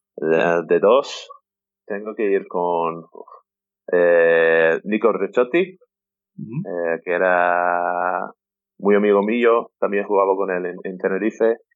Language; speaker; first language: Spanish; non-native, fluent; English